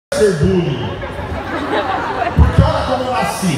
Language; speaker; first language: Portuguese; native; Portuguese